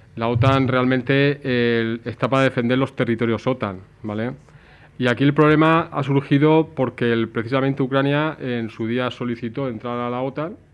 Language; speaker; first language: Spanish; native; Spanish